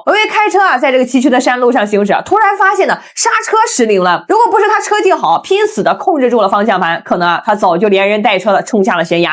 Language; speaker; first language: Chinese; native; Chinese